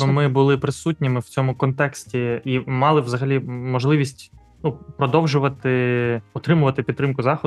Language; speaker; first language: Ukrainian; native; Ukrainian